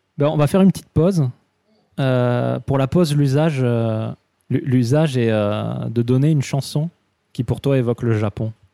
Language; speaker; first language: French; native; French